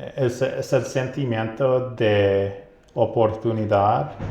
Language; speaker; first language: Spanish; non-native, learner; English